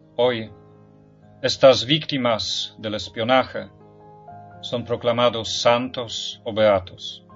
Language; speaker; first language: Spanish; non-native, fluent; Polish